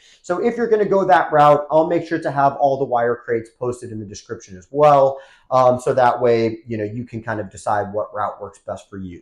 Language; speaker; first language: English; native; English